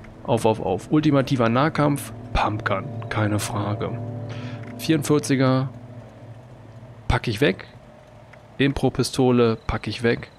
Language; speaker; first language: German; native; German